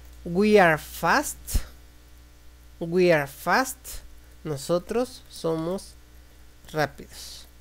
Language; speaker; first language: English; non-native, fluent; Spanish